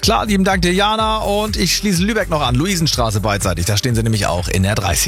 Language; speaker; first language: German; native; German